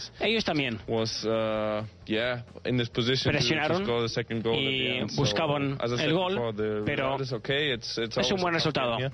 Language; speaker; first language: Spanish; non-native, fluent; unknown